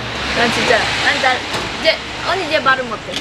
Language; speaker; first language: Korean; non-native, learner; Filipino